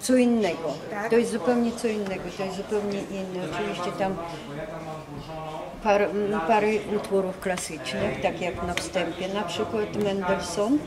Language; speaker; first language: Polish; non-native, learner; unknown